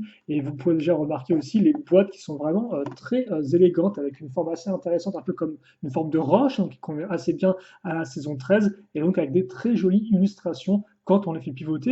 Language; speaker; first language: French; native; French